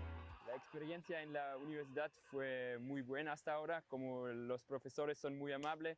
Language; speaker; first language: Spanish; non-native, learner; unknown